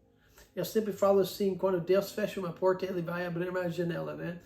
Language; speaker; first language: Portuguese; non-native, fluent; English